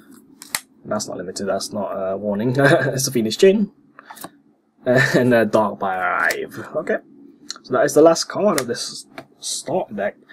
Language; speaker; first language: English; native; English